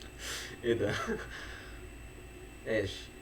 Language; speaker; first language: Arabic; native; Arabic